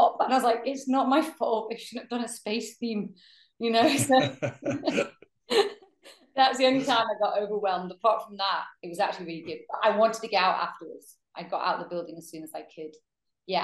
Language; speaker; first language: English; native; English